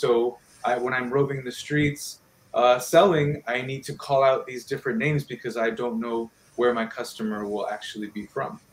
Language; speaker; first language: English; early bilingual, other home language; Spanish